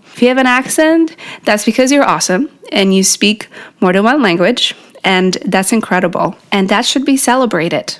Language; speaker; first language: English; non-native, fluent; Polish